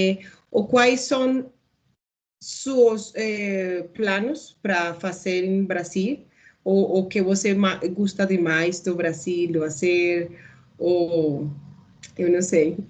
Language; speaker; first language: Portuguese; non-native, learner; Spanish